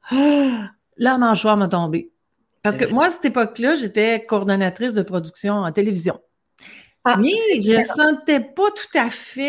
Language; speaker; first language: French; native; French